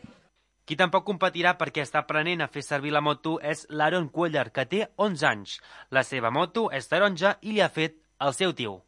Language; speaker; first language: Catalan; native; Catalan